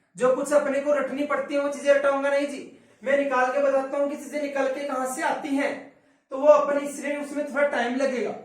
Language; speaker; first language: Hindi; native; Hindi